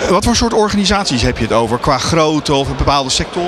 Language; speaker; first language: Dutch; native; Dutch